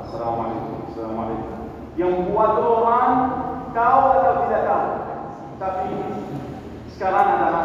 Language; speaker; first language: Indonesian; non-native, learner; Arabic